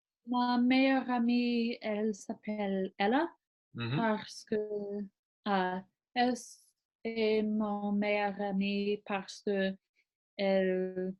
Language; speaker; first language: French; non-native, learner; English